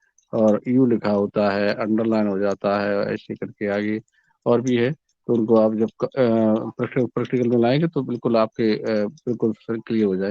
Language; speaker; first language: Hindi; native; Hindi